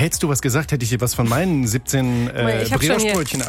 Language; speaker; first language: German; native; German